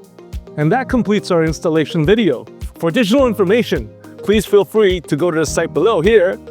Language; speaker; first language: English; non-native, fluent; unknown